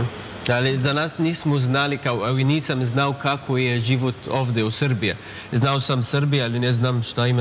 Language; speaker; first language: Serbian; non-native, learner; Arabic